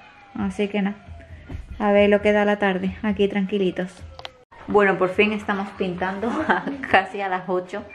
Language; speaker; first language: Spanish; native; Spanish